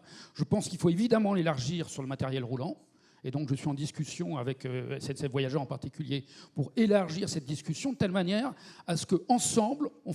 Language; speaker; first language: French; native; French